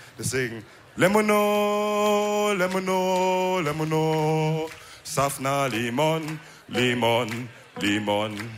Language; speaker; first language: German; early bilingual, other home language; Wolof